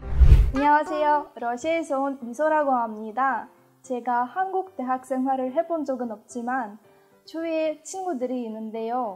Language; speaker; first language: Korean; non-native, fluent; Russian